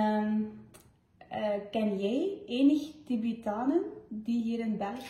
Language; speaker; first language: Dutch; non-native, fluent; Tibetan